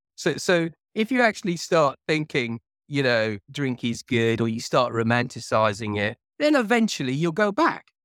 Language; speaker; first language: English; native; English